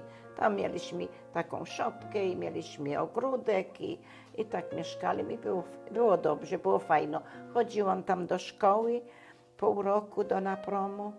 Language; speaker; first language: Polish; non-native, local second language; German